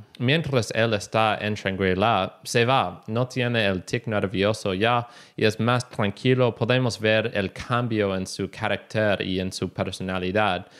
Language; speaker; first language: Spanish; non-native, learner; English